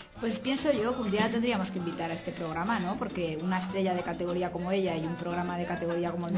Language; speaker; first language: Spanish; native; Spanish